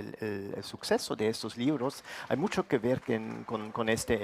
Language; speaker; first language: Spanish; non-native, fluent; German